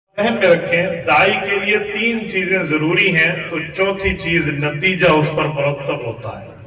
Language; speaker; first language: Urdu; non-native, local second language; Saraiki